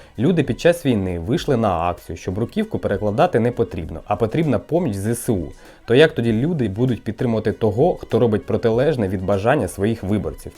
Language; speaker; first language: Ukrainian; non-native, local second language; Russian